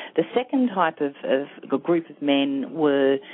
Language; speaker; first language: English; native; English